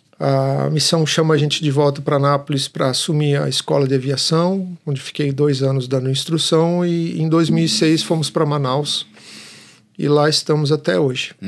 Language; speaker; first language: Portuguese; native; Portuguese